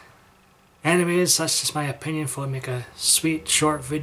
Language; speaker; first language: English; native; English